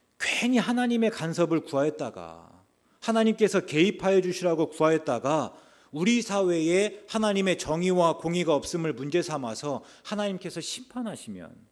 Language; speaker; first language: Korean; native; Korean